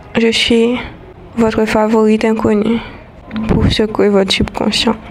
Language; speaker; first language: French; non-native, local second language; Haitian Creole